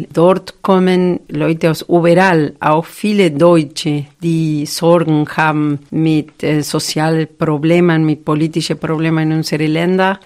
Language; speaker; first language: German; non-native, fluent; Spanish